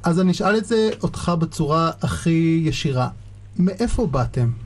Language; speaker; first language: Hebrew; native; Hebrew